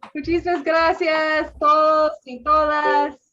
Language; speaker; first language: Spanish; non-native, learner; English